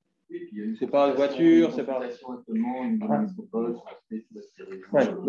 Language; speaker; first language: French; native; French